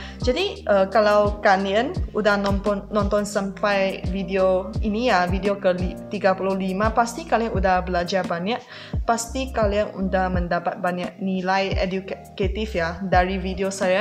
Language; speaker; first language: Indonesian; non-native, fluent; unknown